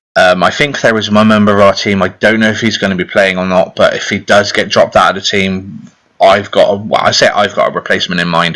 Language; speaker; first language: English; native; English